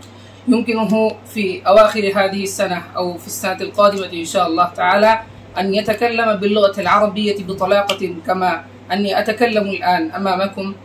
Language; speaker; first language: Arabic; non-native, fluent; Bangla